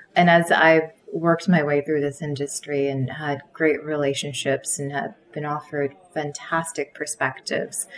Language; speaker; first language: English; native; English